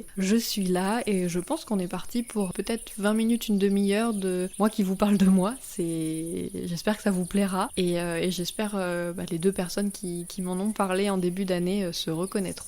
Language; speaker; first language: French; native; French